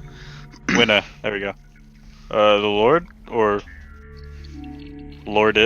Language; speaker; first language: English; native; English